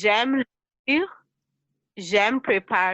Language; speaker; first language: French; non-native, learner; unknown